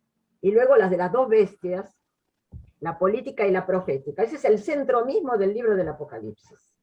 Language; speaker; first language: Spanish; native; Spanish